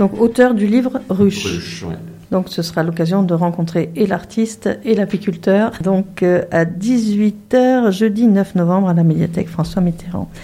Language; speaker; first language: French; native; French